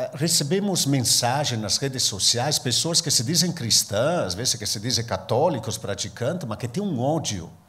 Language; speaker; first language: Portuguese; non-native, fluent; Italian